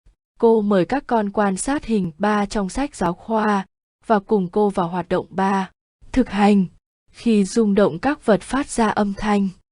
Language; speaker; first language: Vietnamese; native; Vietnamese